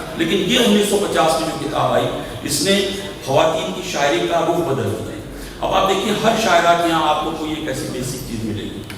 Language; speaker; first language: Urdu; native; Urdu